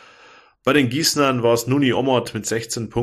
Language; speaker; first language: German; native; German